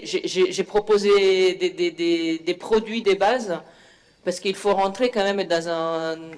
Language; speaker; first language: French; non-native, fluent; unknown